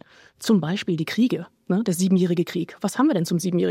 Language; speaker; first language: German; native; German